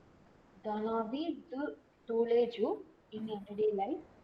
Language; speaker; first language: French; non-native, learner; Tamil